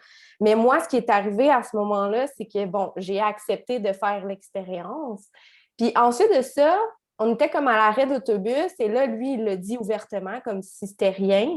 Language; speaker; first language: French; native; French